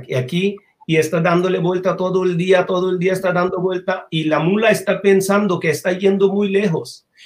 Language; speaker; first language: Spanish; non-native, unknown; Bangla